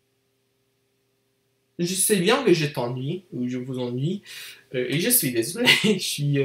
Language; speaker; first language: French; non-native, learner; English